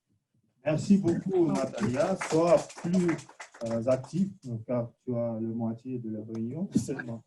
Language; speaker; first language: French; non-native, fluent; Russian